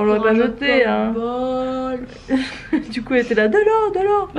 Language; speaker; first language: French; native; French